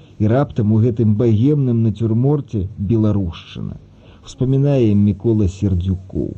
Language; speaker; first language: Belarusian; early bilingual, other home language; Russian